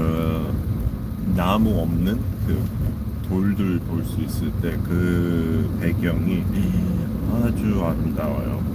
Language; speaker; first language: Korean; non-native, fluent; English